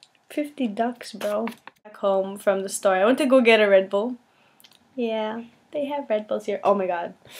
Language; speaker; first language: English; native; English